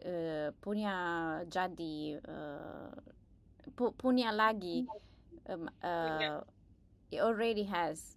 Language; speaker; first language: Indonesian; non-native, learner; English